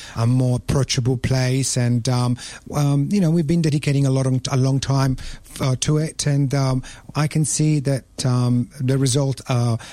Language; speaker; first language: English; non-native, fluent; Italian